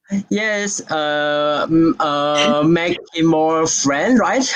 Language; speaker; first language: English; non-native, learner; Chinese